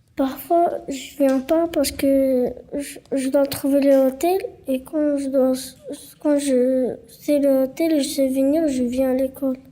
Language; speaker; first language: French; non-native, learner; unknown